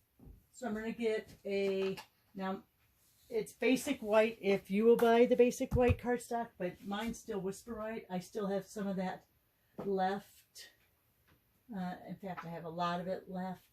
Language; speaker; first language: English; native; English